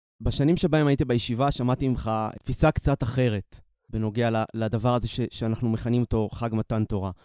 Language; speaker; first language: Hebrew; native; Hebrew